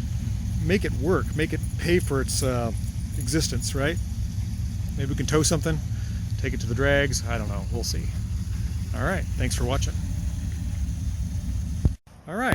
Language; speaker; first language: English; native; English